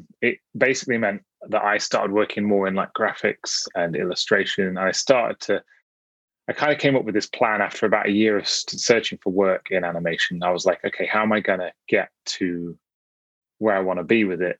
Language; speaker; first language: English; native; English